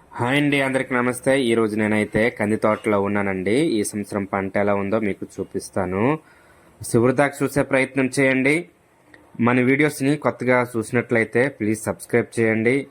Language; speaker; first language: Telugu; native; Telugu